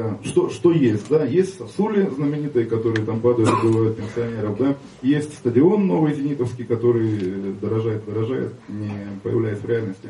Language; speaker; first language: Russian; native; Russian